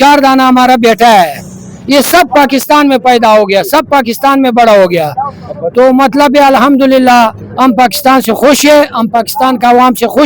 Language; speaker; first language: Hindi; non-native, learner; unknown